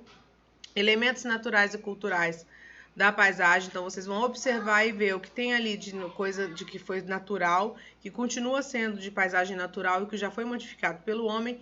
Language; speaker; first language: Portuguese; native; Portuguese